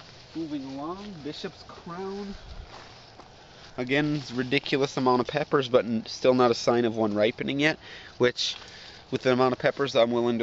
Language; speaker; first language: English; native; English